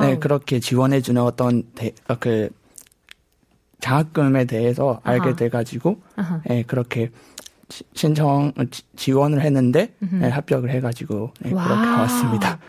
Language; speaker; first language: Korean; non-native, fluent; Burmese